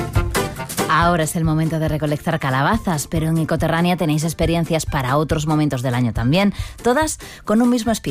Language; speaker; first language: Spanish; native; Spanish